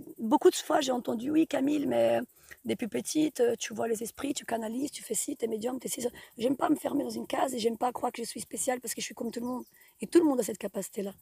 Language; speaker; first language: French; non-native, fluent; Portuguese